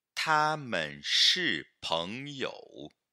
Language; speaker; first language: Chinese; non-native, fluent; Portuguese